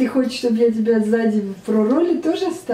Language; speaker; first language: Russian; native; Russian